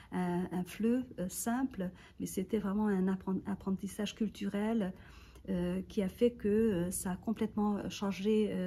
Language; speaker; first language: French; non-native, fluent; Hungarian